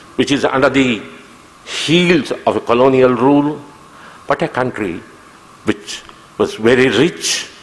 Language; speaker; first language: English; non-native, local second language; Kannada